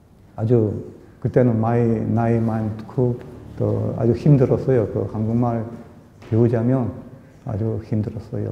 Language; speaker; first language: Korean; early bilingual, heritage; Korean